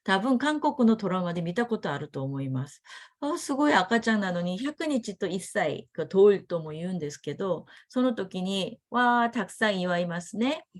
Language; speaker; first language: Japanese; non-native, fluent; Korean